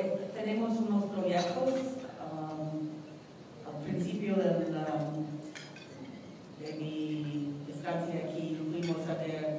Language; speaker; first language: Spanish; non-native, fluent; English